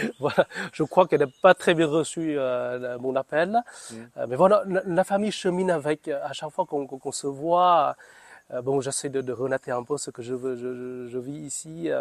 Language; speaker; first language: French; non-native, fluent; Vietnamese